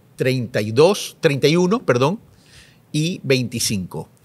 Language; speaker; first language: Spanish; native; Spanish